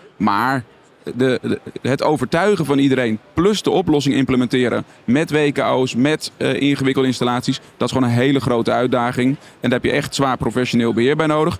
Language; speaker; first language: Dutch; native; Dutch